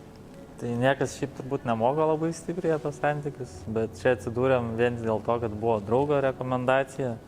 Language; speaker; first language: Lithuanian; native; Lithuanian